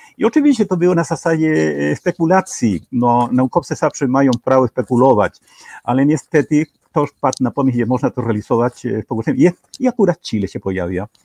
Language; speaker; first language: Polish; non-native, fluent; Spanish